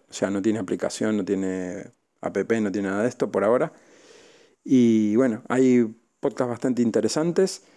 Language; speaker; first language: Spanish; native; Spanish